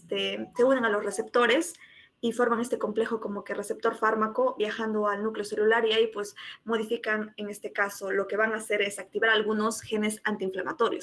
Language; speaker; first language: Spanish; native; Spanish